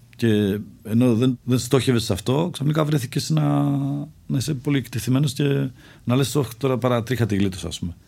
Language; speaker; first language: Greek; early bilingual, other home language; Czech